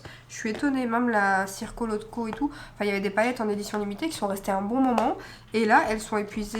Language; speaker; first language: French; native; French